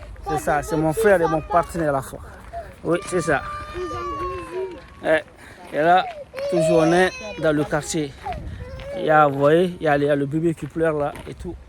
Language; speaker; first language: French; native; French